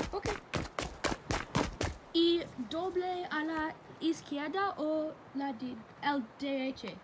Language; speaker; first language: Spanish; non-native, learner; English